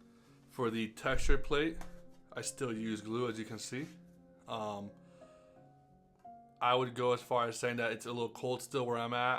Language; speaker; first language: English; native; English